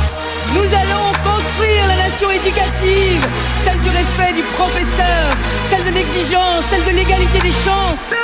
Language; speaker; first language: French; native; French